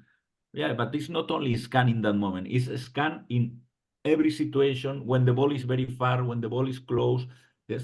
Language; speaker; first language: English; non-native, fluent; Spanish